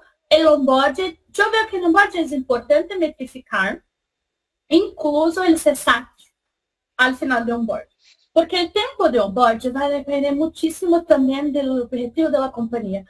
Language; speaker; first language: Spanish; non-native, fluent; Portuguese